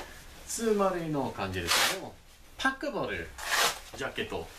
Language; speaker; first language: Japanese; non-native, fluent; English